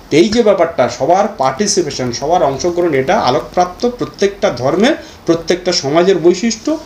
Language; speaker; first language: Bangla; native; Bangla